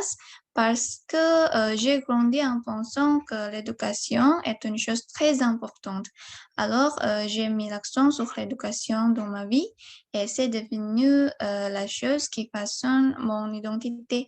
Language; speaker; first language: French; non-native, learner; Indonesian